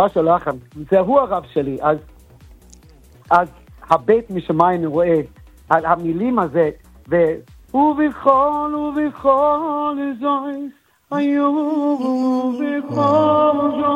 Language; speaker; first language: Hebrew; non-native, learner; English